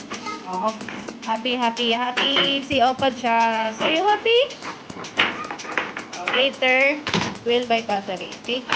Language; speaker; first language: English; non-native, local second language; Filipino